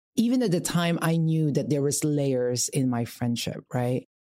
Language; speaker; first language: English; non-native, local second language; Filipino